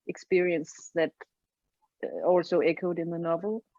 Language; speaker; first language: English; non-native, fluent; Danish